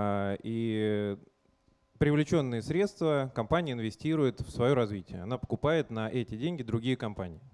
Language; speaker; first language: Russian; native; Russian